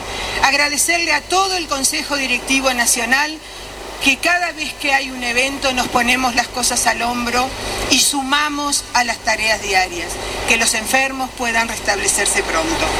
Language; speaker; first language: Spanish; native; Spanish